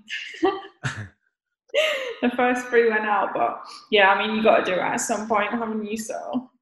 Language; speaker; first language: English; native; English